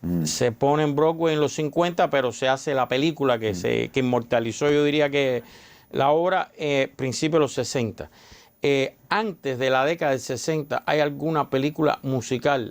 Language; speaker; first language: Spanish; native; Spanish